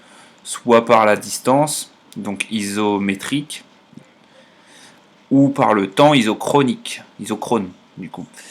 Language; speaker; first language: French; native; French